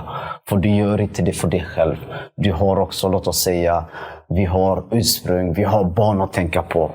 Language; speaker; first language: Swedish; early bilingual, other home language; Somali